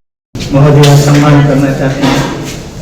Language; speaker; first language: Hindi; native; Hindi